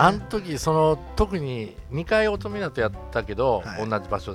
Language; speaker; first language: Japanese; native; Japanese